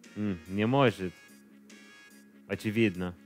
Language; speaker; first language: Russian; non-native, learner; English